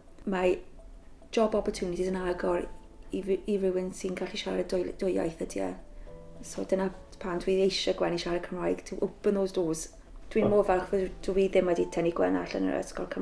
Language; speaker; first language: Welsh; non-native, local second language; English